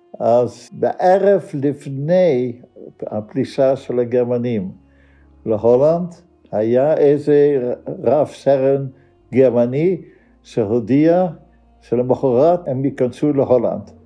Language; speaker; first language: Hebrew; non-native, fluent; Dutch